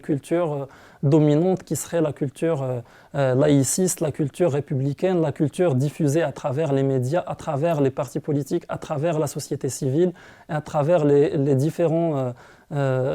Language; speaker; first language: French; non-native, local second language; Arabic